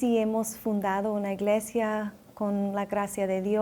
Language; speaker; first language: Spanish; non-native, fluent; English